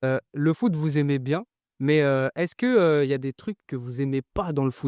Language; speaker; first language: French; native; French